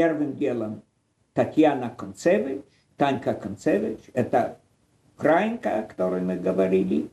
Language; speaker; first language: Russian; non-native, fluent; Polish